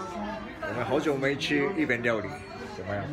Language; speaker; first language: Chinese; non-native, fluent; Japanese